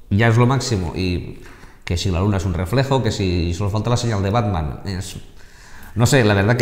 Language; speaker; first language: Spanish; non-native, local second language; Catalan